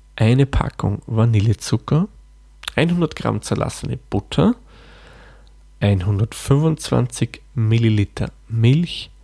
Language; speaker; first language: German; native; German